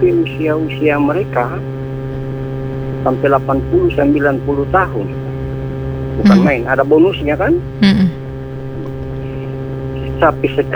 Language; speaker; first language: Indonesian; native; Indonesian